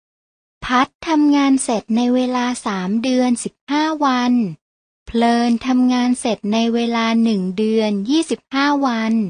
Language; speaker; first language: Thai; native; Thai